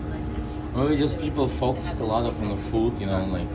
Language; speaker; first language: English; non-native, fluent; Russian